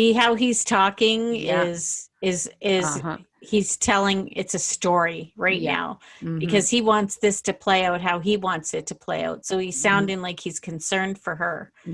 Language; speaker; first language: English; native; English